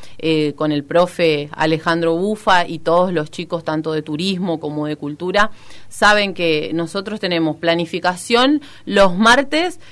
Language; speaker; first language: Spanish; native; Spanish